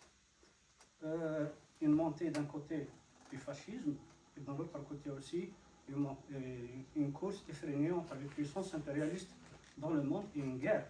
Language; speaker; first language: French; non-native, fluent; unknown